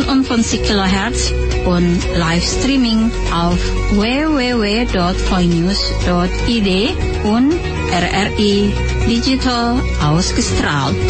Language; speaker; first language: German; non-native, fluent; Indonesian